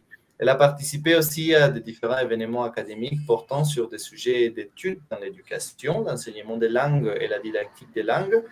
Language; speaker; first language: French; non-native, fluent; Spanish